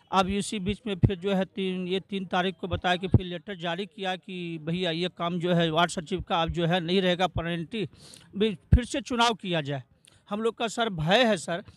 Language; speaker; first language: Hindi; native; Hindi